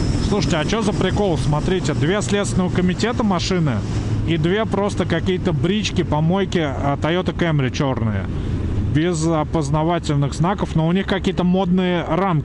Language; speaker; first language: Russian; native; Russian